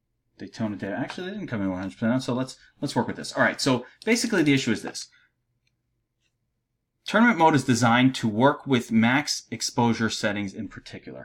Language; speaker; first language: English; native; English